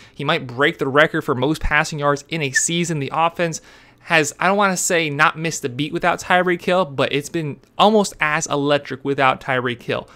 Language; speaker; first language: English; native; English